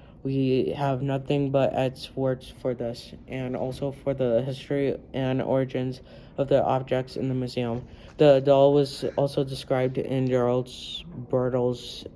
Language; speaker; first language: English; native; English